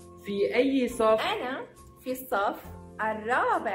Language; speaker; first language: Arabic; early bilingual, heritage; Arabic